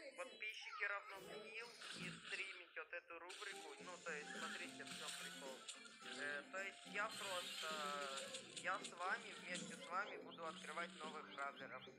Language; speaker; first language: Russian; native; Russian